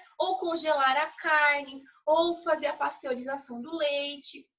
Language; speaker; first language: Portuguese; native; Portuguese